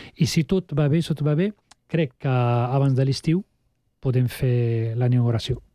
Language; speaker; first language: Catalan; non-native, fluent; Arabic